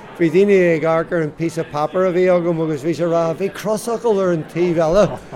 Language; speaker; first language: Irish; non-native, local second language; English